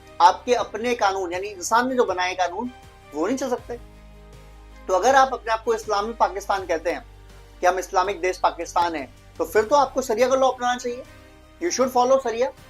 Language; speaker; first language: Hindi; native; Hindi